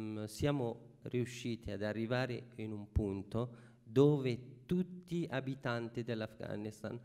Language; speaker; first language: Italian; non-native, fluent; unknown